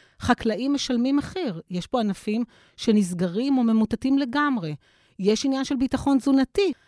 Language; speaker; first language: Hebrew; native; Hebrew